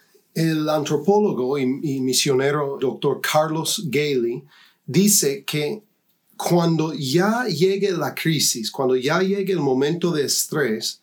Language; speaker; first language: Spanish; non-native, fluent; English